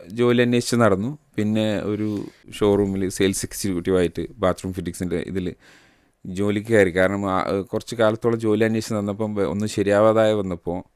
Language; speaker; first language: Malayalam; native; Malayalam